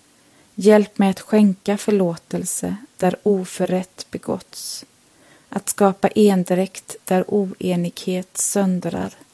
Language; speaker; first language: Swedish; native; Swedish